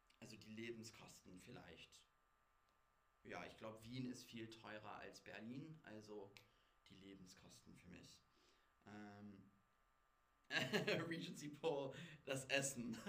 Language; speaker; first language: German; non-native, fluent; English